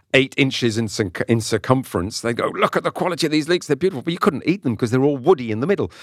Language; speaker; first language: English; non-native, local second language; French